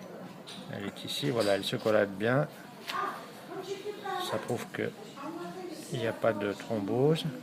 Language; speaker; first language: French; native; French